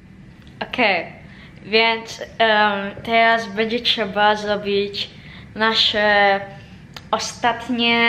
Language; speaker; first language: Polish; early bilingual, heritage; Polish